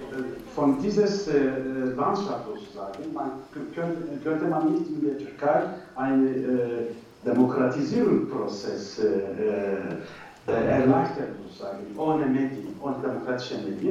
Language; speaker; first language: German; non-native, learner; Turkish